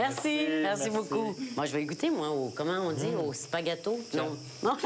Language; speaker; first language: French; native; French